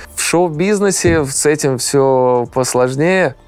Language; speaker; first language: Russian; native; Russian